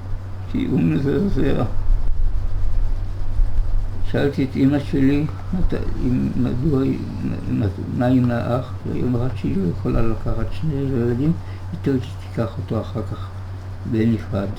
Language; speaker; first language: Hebrew; early bilingual, other home language; German